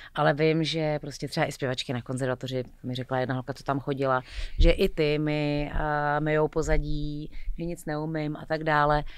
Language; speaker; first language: Czech; native; Czech